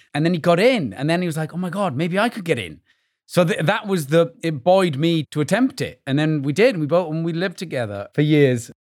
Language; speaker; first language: English; native; English